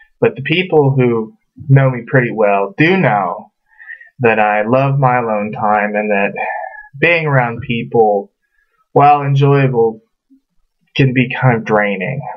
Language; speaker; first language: English; native; English